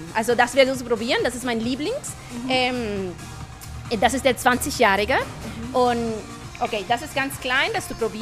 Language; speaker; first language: German; non-native, fluent; Spanish